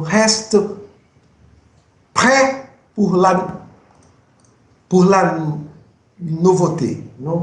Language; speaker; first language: French; non-native, fluent; Portuguese